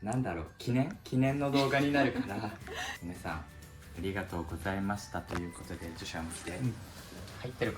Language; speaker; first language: Japanese; native; Japanese